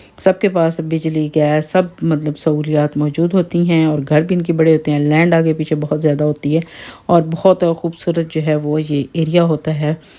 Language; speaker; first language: Urdu; non-native, local second language; Pahari-Potwari